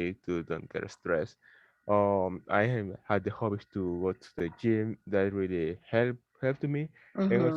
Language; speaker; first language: English; non-native, learner; Spanish